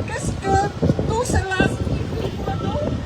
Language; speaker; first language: French; non-native, fluent; Khmer